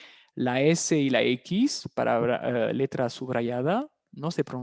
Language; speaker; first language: Spanish; non-native, fluent; French